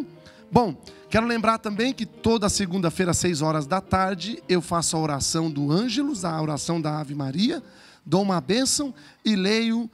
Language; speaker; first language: Portuguese; native; Portuguese